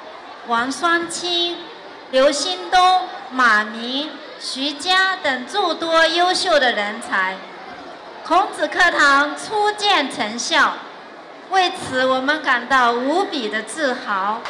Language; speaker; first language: Chinese; native; Chinese